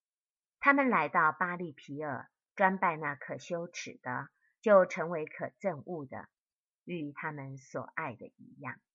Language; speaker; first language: Chinese; native; Chinese